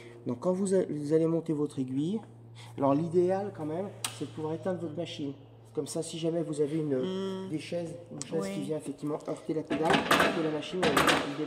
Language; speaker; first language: French; native; French